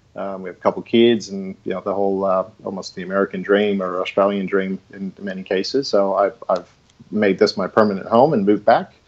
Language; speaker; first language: English; native; English